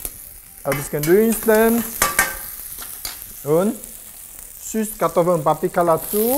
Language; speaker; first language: German; non-native, learner; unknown